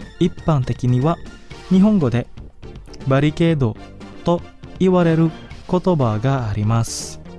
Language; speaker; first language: Japanese; non-native, fluent; Indonesian